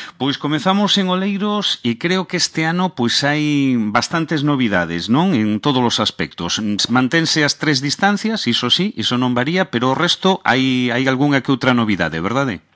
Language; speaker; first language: Galician; native; Galician